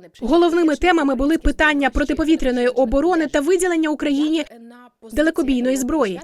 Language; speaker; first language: Ukrainian; native; Ukrainian